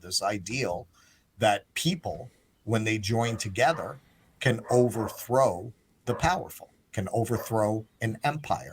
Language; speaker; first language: English; native; English